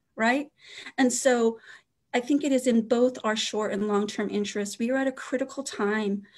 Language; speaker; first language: English; native; English